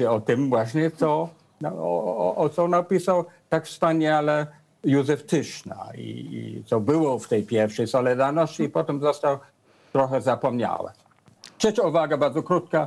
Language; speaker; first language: Polish; non-native, fluent; English